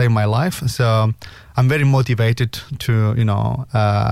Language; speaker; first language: English; non-native, fluent; Italian